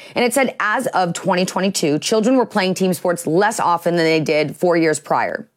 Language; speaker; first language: English; native; English